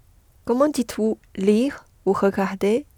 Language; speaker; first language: French; non-native, fluent; Chinese